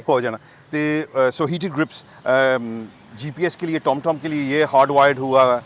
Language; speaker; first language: Urdu; non-native, local second language; Punjabi